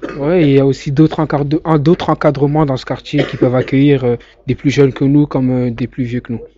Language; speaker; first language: French; native; French